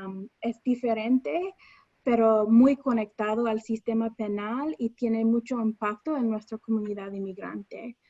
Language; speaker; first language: Spanish; non-native, fluent; English